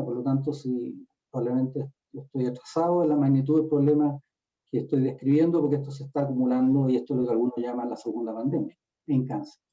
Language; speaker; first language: Spanish; native; Spanish